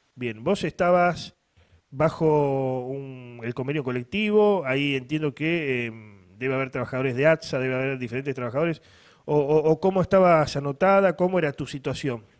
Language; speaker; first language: Spanish; native; Spanish